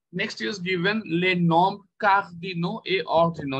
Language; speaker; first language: French; non-native, fluent; Bangla